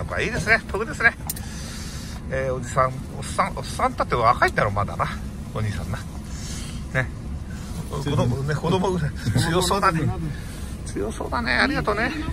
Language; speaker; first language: Japanese; native; Japanese